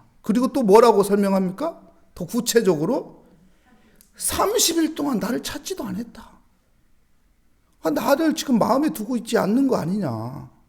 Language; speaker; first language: Korean; native; Korean